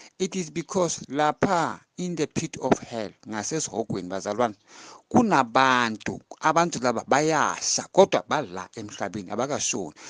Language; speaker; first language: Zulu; non-native, local second language; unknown